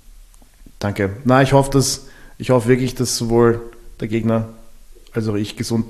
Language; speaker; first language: German; native; German